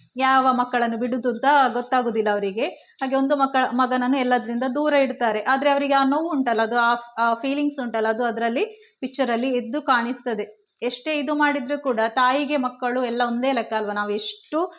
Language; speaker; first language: Kannada; non-native, local second language; Tulu